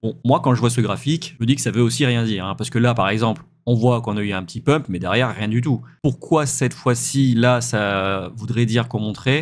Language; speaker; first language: French; native; French